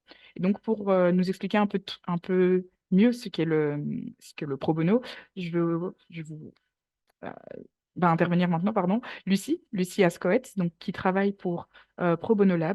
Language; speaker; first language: French; native; French